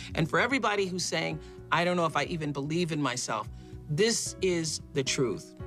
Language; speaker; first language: English; native; English